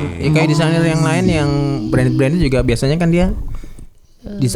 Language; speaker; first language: Indonesian; native; Indonesian